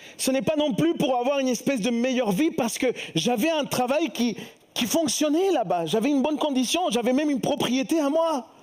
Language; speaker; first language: French; early bilingual, other home language; Spanish